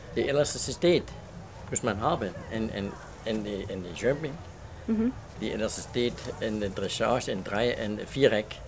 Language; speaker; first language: German; non-native, learner; Dutch